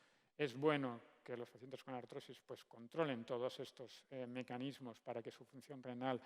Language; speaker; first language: Spanish; native; Spanish